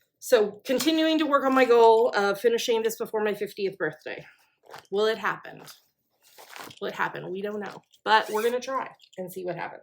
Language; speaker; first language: English; native; English